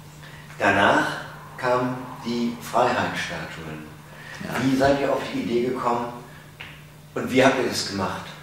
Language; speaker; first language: German; native; German